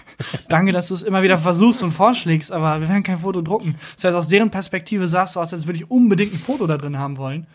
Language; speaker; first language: German; native; German